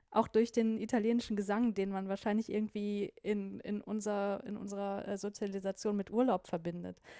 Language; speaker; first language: German; native; German